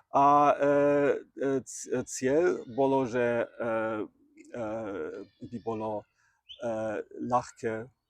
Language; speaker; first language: Slovak; non-native, learner; German